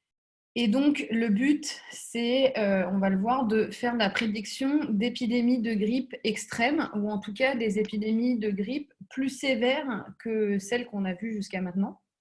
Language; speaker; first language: French; native; French